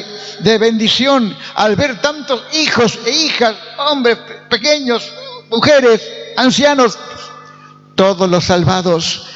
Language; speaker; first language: Spanish; native; Spanish